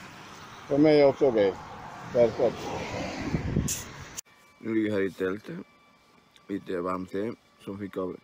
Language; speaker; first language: Swedish; non-native, learner; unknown